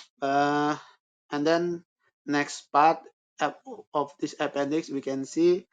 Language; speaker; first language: English; non-native, learner; Indonesian